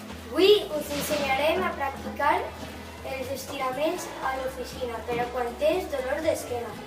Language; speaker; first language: Catalan; non-native, local second language; Spanish